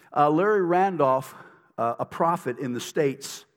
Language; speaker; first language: English; native; English